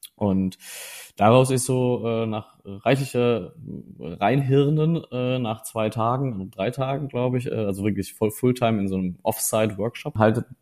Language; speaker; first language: German; native; German